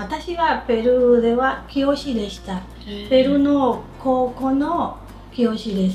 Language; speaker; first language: Japanese; non-native, learner; Spanish